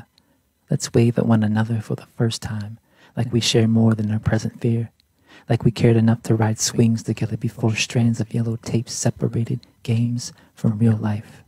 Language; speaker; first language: English; native; English